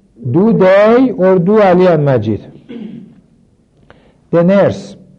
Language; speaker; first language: English; non-native, fluent; Persian